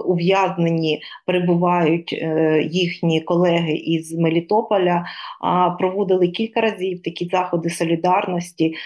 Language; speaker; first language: Ukrainian; native; Ukrainian